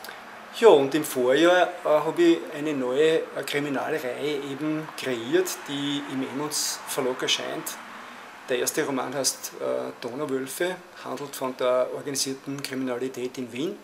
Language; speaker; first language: German; native; German